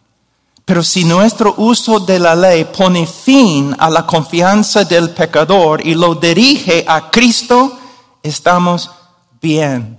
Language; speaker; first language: Spanish; non-native, fluent; English